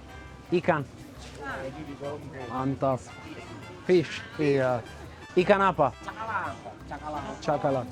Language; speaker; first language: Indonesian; non-native, learner; Italian